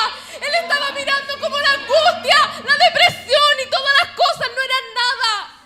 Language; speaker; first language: Spanish; native; Spanish